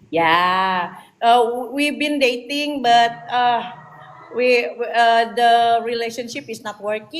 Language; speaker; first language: English; non-native, learner; Indonesian